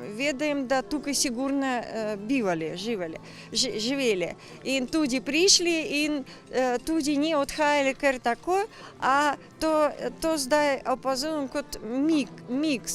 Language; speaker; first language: Slovenian; non-native, learner; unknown